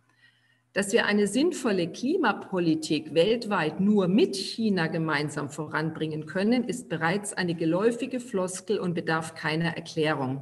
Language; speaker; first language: German; native; German